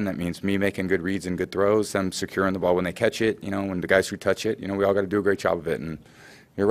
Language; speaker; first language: English; native; English